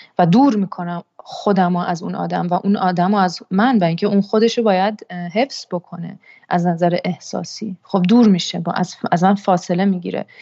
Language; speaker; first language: Persian; early bilingual, heritage; Persian